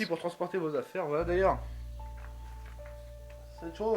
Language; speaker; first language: French; native; French